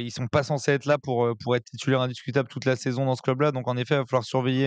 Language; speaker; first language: French; native; French